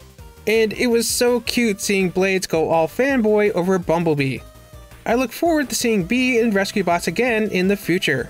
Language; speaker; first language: English; native; English